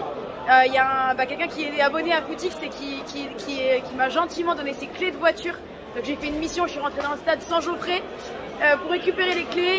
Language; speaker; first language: French; native; French